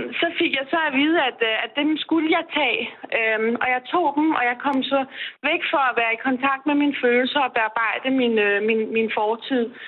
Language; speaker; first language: Danish; non-native, fluent; Persian